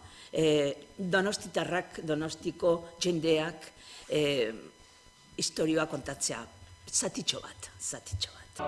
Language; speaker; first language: Basque; non-native, local second language; Spanish